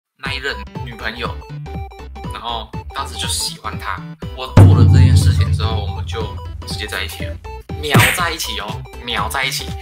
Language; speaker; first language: Chinese; native; Chinese